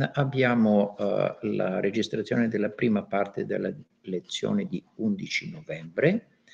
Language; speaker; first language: Italian; non-native, fluent; Bulgarian